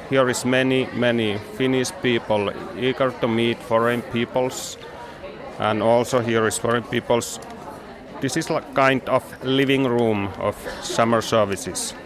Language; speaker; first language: English; non-native, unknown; Finnish